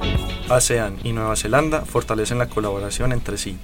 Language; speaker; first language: Spanish; native; Spanish